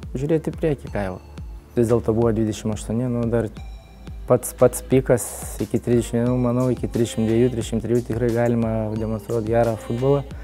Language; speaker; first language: Lithuanian; native; Lithuanian